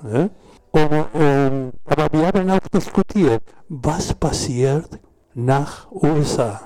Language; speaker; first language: German; non-native, learner; Spanish